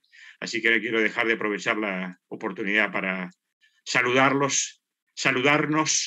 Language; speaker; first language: Spanish; native; Spanish